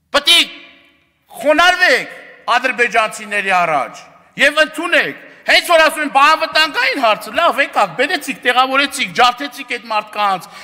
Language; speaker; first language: Armenian; native; Armenian